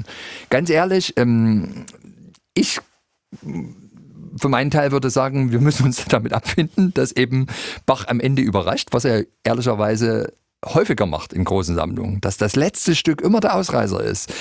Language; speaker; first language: German; native; German